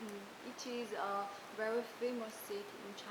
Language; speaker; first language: English; non-native, learner; Chinese